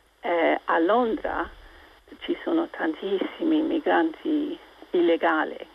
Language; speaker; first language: Italian; non-native, local second language; English